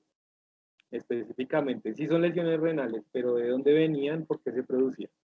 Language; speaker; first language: Spanish; native; Spanish